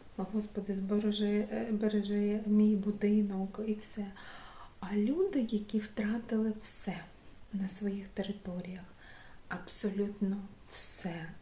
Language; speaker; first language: Ukrainian; non-native, local second language; Russian